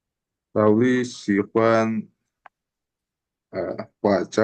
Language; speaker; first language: Chinese; non-native, learner; Indonesian